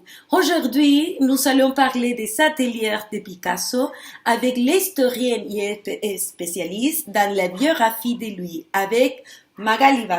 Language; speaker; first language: French; non-native, learner; Spanish